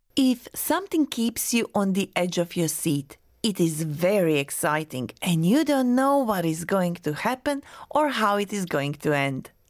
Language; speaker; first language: English; non-native, fluent; Croatian